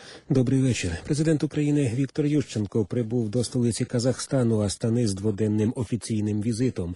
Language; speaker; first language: Ukrainian; native; Ukrainian